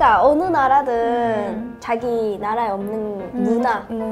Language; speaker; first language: Korean; non-native, fluent; Japanese